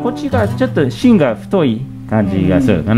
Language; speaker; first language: Japanese; non-native, fluent; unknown